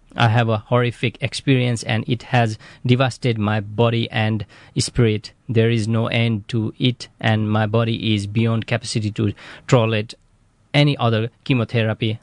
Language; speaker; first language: English; non-native, fluent; Nepali